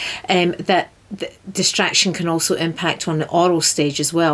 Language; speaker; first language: English; native; English